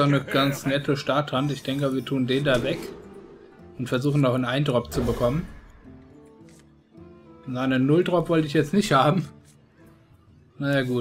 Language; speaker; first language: German; native; German